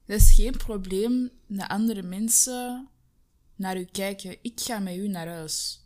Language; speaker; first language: Dutch; native; Dutch